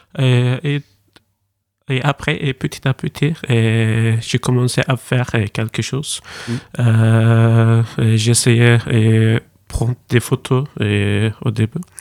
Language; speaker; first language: French; non-native, learner; Turkish